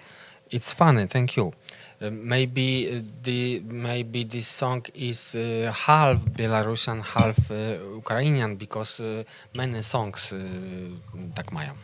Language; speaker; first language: English; non-native, learner; Polish